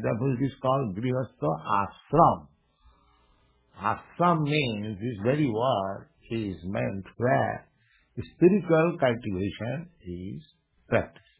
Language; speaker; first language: English; non-native, local second language; Bangla